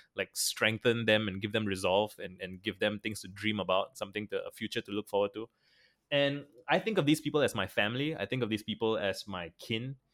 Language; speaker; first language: English; native; English